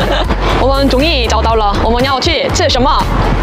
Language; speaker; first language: Chinese; non-native, learner; Korean